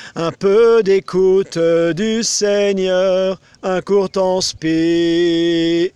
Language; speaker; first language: French; native; French